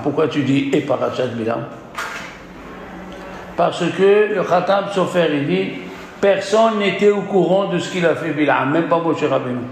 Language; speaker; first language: French; native; French